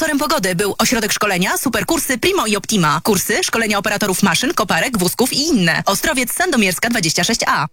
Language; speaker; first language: Polish; native; Polish